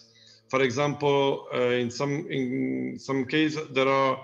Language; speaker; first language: English; non-native, learner; Italian